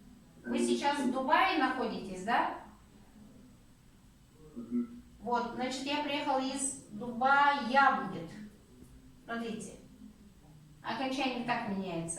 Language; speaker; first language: Russian; non-native, local second language; Kazakh